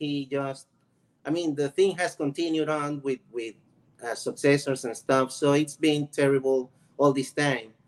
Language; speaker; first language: English; non-native, fluent; Spanish